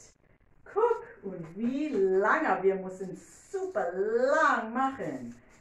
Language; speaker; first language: German; non-native, learner; English